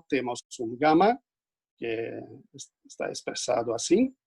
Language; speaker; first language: Portuguese; non-native, fluent; Italian